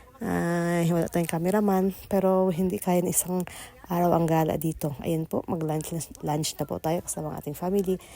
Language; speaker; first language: Filipino; non-native, local second language; Cebuano